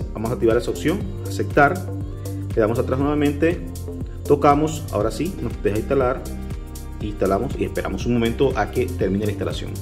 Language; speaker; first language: Spanish; native; Spanish